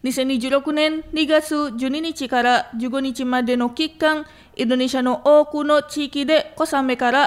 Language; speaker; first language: Japanese; non-native, fluent; Indonesian